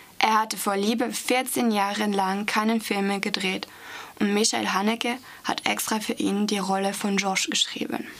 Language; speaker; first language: German; non-native, fluent; French